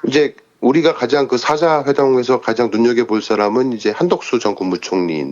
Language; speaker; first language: Korean; native; Korean